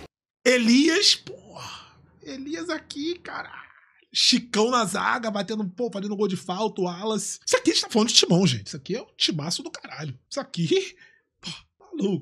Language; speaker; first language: Portuguese; native; Portuguese